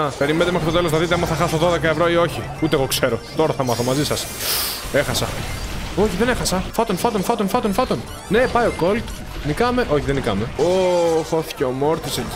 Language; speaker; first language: Greek; native; Greek